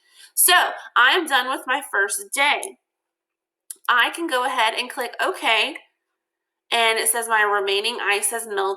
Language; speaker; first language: English; native; English